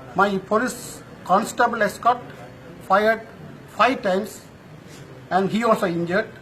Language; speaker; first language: English; non-native, local second language; Tamil